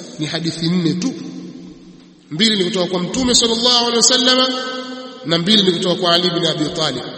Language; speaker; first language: Swahili; native; Swahili